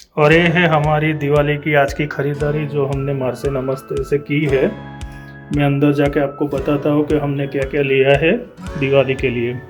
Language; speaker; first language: Hindi; non-native, local second language; Gujarati